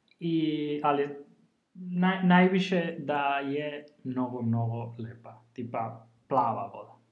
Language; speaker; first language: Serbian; non-native, learner; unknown